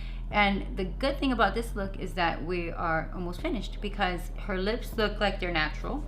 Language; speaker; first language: English; native; English